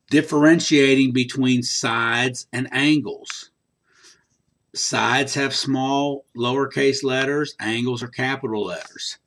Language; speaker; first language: English; native; English